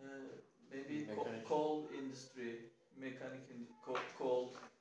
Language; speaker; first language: English; non-native, learner; Turkish